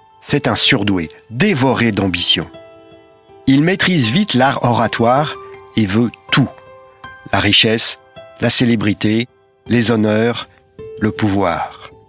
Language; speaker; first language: French; native; French